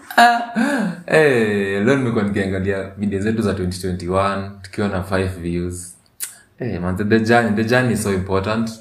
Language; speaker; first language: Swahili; native; Swahili